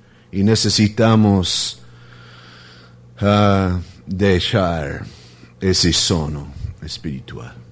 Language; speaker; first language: Spanish; non-native, fluent; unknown